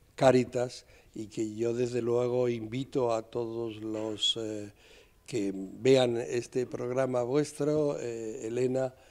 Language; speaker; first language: Spanish; native; Spanish